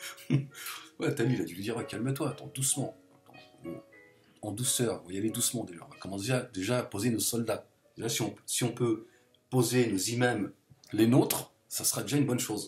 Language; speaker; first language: French; native; French